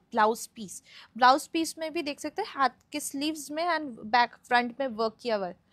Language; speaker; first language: Hindi; non-native, local second language; Bangla